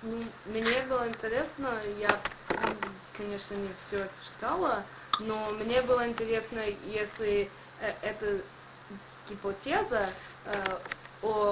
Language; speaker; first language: Russian; non-native, learner; English